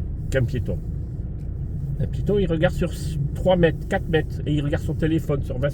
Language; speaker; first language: French; native; French